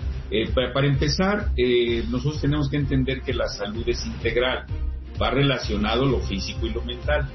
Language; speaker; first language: Spanish; native; Spanish